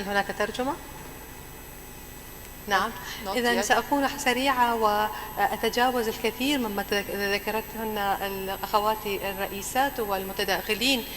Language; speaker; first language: Arabic; native; Arabic